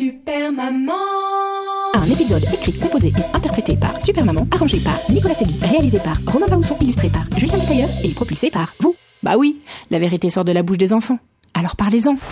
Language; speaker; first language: French; native; French